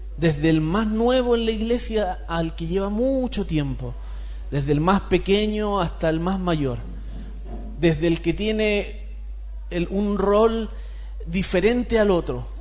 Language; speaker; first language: Spanish; native; Spanish